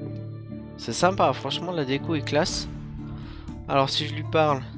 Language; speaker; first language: French; native; French